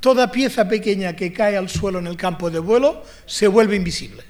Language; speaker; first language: Spanish; non-native, local second language; Catalan